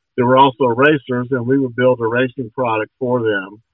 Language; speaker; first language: English; native; English